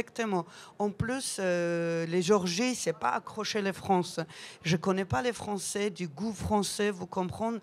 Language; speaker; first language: French; non-native, learner; Georgian